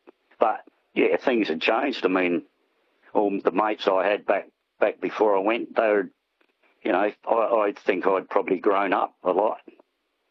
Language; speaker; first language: English; native; English